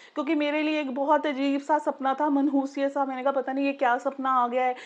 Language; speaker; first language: Hindi; native; Hindi